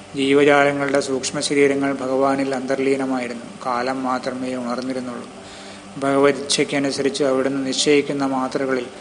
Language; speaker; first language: Malayalam; native; Malayalam